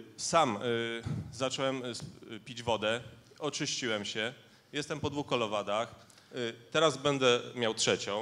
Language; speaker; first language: Polish; non-native, learner; Russian